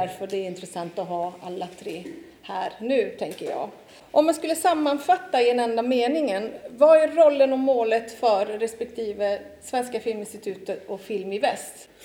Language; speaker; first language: Swedish; non-native, fluent; Italian